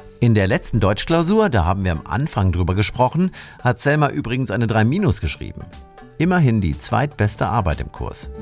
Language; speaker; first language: German; native; German